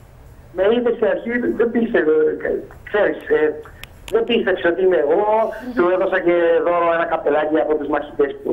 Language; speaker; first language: Greek; native; Greek